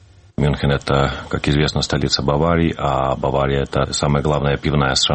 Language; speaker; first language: Russian; native; Russian